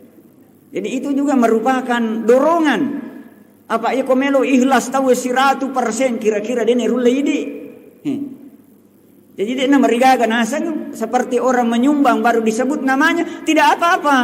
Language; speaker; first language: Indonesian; non-native, local second language; Buginese